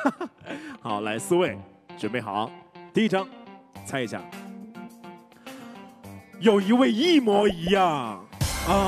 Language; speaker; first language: Chinese; native; Chinese